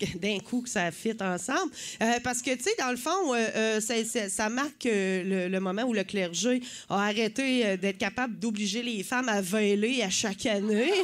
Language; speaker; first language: French; native; French